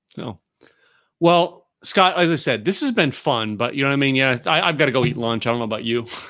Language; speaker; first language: English; native; English